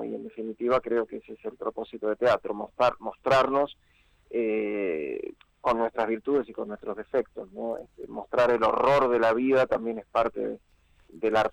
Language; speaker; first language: Spanish; native; Spanish